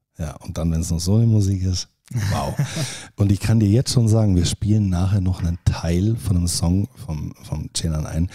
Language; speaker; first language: German; native; German